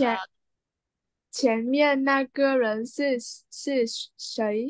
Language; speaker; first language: Chinese; non-native, learner; Vietnamese